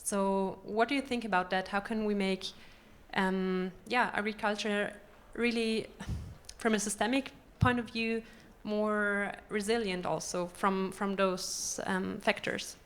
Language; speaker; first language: English; non-native, fluent; German